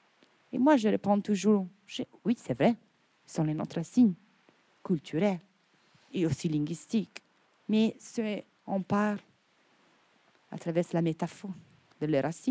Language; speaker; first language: French; non-native, fluent; Italian